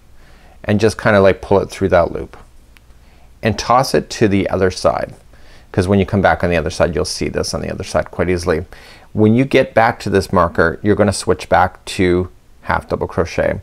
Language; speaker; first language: English; native; English